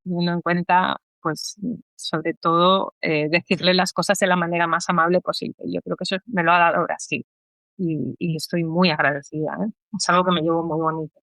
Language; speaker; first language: Spanish; native; Spanish